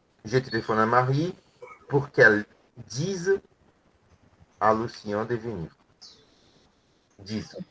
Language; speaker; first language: French; non-native, learner; Portuguese